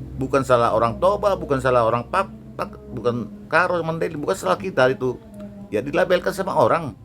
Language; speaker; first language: Indonesian; non-native, local second language; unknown